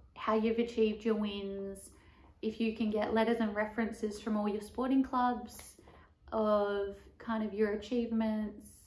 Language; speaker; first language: English; native; English